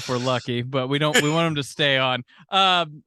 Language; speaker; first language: English; native; English